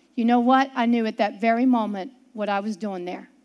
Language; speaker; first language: English; native; English